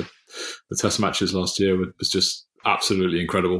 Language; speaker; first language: English; native; English